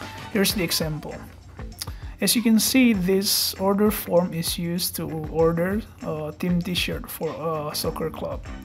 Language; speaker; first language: English; non-native, fluent; Indonesian